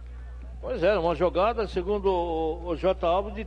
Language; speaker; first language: Portuguese; native; Portuguese